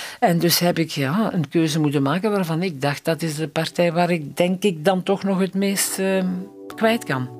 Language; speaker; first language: Dutch; native; Dutch